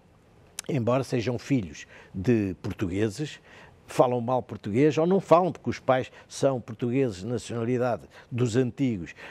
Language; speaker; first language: Portuguese; native; Portuguese